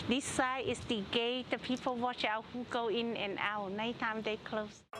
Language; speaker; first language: English; non-native, learner; Cantonese